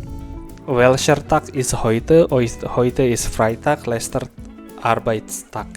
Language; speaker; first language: German; non-native, fluent; Indonesian